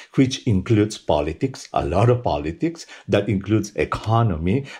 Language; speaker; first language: English; non-native, fluent; Spanish